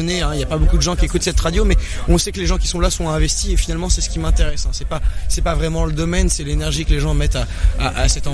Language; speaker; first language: French; native; French